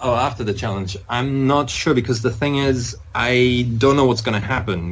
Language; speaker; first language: English; non-native, fluent; German